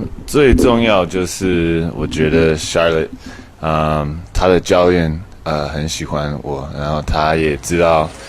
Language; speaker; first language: Chinese; early bilingual, heritage; English